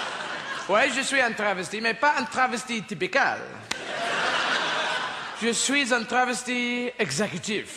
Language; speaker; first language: French; non-native, learner; English